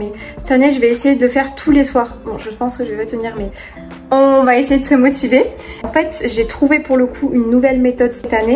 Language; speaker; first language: French; native; French